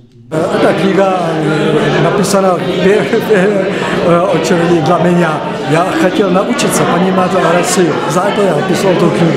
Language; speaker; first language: Russian; non-native, learner; Czech